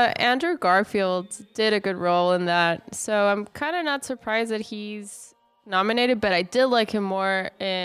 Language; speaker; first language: English; non-native, fluent; Spanish